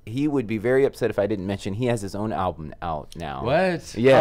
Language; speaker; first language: English; native; English